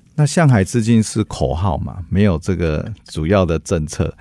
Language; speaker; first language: Chinese; native; Chinese